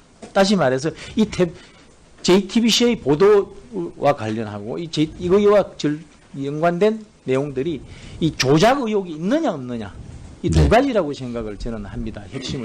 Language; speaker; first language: Korean; native; Korean